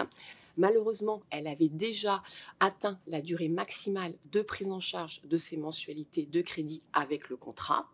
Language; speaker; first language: French; native; French